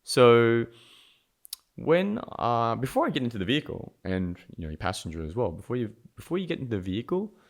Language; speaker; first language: English; native; English